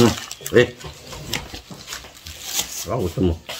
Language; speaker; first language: Filipino; native; Filipino